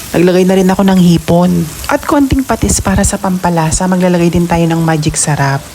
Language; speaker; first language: Filipino; non-native, local second language; Pampanga